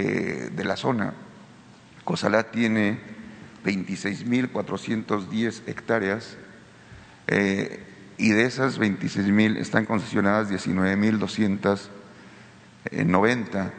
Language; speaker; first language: Spanish; native; Spanish